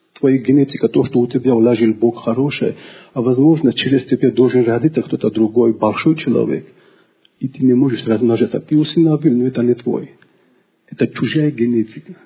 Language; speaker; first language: Russian; non-native, local second language; Georgian